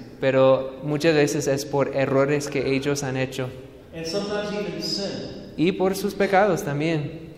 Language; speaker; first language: Spanish; non-native, fluent; English